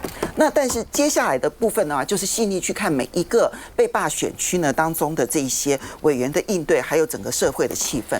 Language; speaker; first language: Chinese; native; Chinese